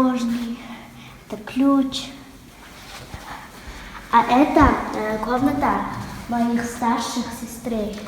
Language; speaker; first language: Russian; non-native, local second language; Kazakh